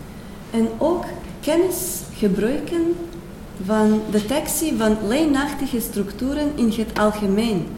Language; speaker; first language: Dutch; non-native, fluent; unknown